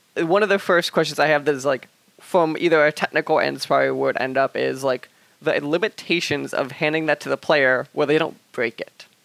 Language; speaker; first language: English; native; English